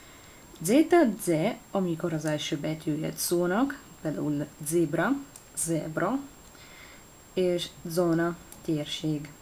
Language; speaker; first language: Hungarian; non-native, learner; Italian